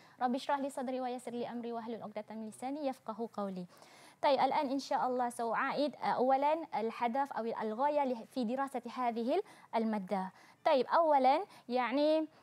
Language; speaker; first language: Arabic; non-native, fluent; Malay